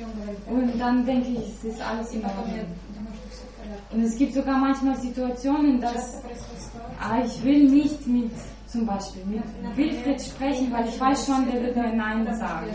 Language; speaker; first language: German; non-native, fluent; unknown